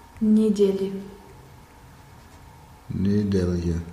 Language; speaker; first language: Russian; non-native, learner; German